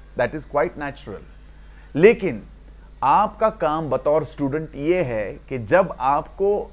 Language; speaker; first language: Hindi; non-native, local second language; Marathi